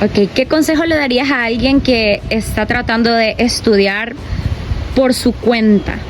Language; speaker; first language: Spanish; native; Spanish